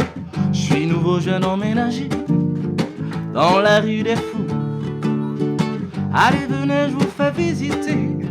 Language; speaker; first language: French; native; French